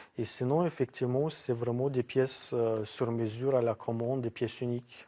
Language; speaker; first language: French; non-native, fluent; Lithuanian